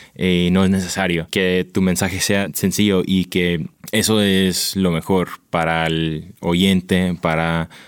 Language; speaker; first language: Spanish; early bilingual, heritage; Spanish